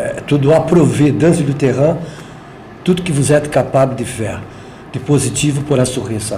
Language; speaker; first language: French; non-native, fluent; Portuguese